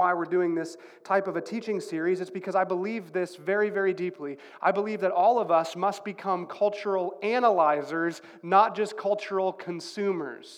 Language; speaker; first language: English; native; English